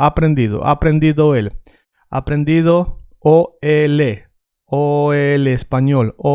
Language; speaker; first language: Spanish; native; Spanish